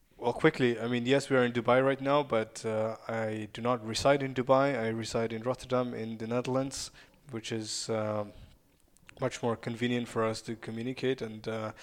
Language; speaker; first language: English; non-native, fluent; Russian